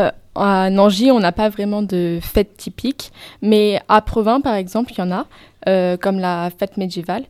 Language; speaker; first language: French; native; French